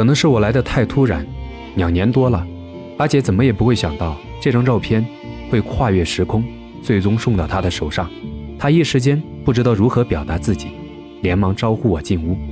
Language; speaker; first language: Chinese; native; Chinese